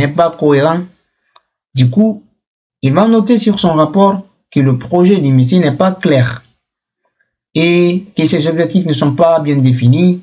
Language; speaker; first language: French; non-native, local second language; Fula